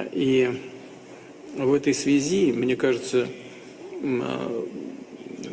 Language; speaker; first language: Russian; native; Russian